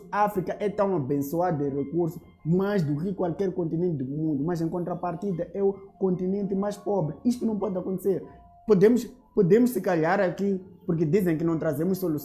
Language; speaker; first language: Portuguese; native; Portuguese